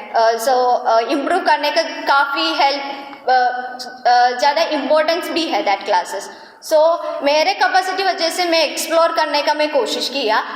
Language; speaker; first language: Hindi; non-native, local second language; Malayalam